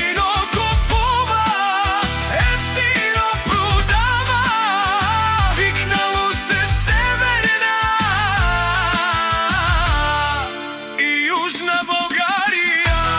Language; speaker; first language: Bulgarian; non-native, local second language; Romany